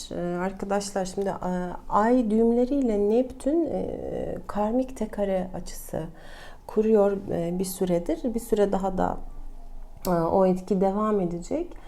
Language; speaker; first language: Turkish; non-native, fluent; Russian